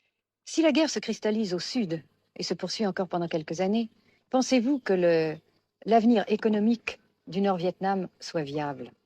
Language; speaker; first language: French; native; French